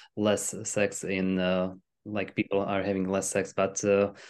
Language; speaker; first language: English; non-native, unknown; Slovak